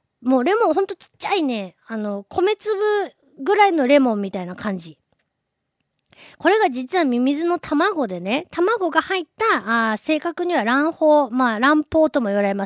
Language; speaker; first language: Japanese; native; Japanese